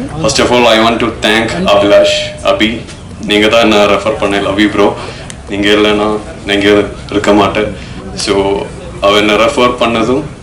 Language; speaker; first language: Tamil; non-native, learner; Malayalam